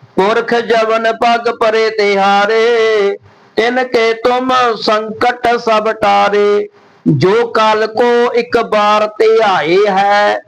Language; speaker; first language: Hindi; non-native, local second language; Punjabi